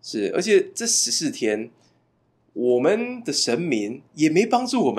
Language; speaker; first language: Chinese; native; Chinese